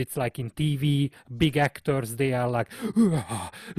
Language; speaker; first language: English; non-native, fluent; Hungarian